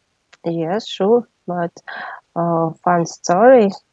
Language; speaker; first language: English; non-native, learner; Russian